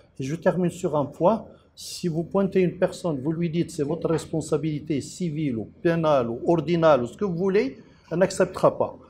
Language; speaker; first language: French; non-native, local second language; Arabic